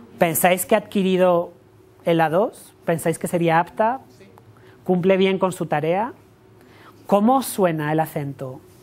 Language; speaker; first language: Spanish; native; Spanish